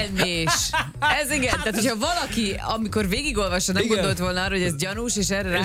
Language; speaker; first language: Hungarian; native; Hungarian